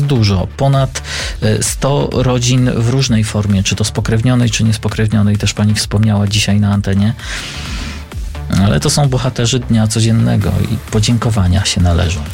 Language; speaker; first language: Polish; native; Polish